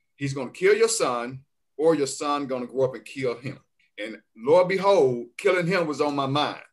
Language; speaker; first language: English; native; English